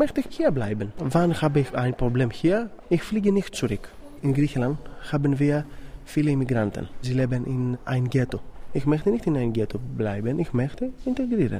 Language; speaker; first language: German; non-native, learner; Greek